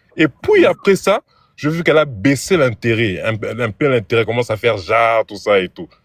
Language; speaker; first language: French; non-native, local second language; Lingala